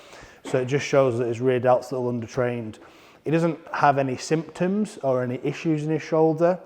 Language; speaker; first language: English; native; English